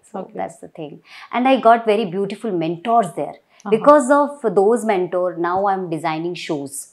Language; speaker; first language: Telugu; non-native, local second language; Hindi